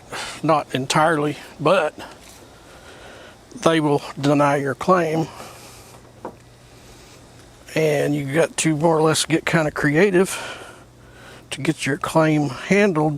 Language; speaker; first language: English; native; English